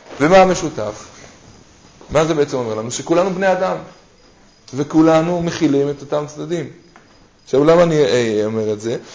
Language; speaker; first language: Hebrew; native; Hebrew